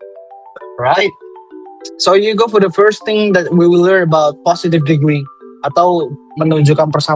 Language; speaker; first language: English; non-native, learner; Indonesian